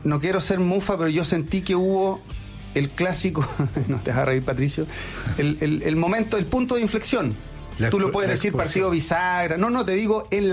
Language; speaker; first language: Spanish; native; Spanish